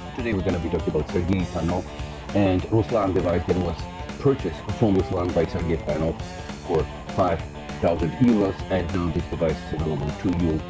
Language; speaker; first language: English; non-native, fluent; Polish